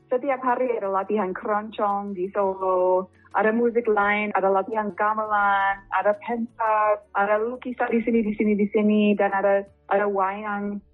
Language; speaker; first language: Indonesian; non-native, fluent; English